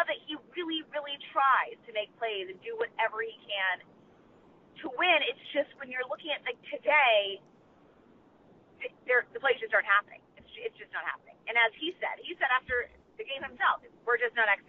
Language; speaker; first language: English; native; English